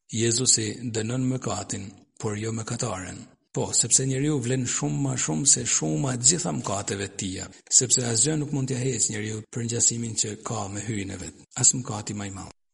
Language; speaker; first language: Albanian; native; Albanian